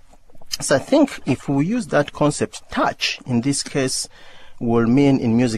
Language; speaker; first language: English; non-native, local second language; Ganda